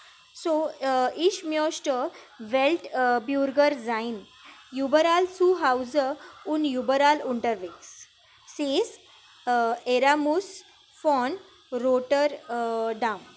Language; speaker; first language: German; non-native, learner; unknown